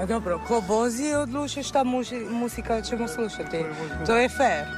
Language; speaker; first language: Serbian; non-native, fluent; Italian